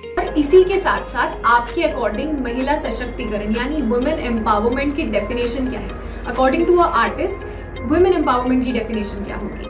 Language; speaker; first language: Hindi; native; Hindi